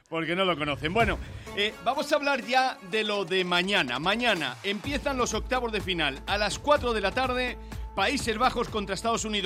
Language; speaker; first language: Spanish; native; Spanish